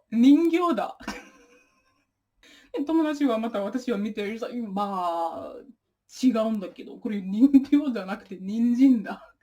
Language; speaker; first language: Japanese; non-native, fluent; English